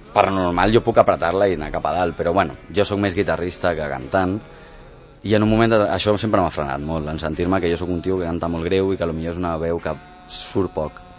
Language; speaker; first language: Catalan; non-native, local second language; Spanish